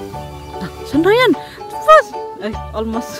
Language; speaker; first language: English; non-native, local second language; Malay